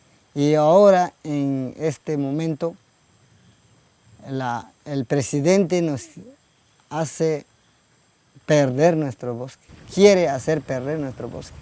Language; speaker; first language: Spanish; non-native, local second language; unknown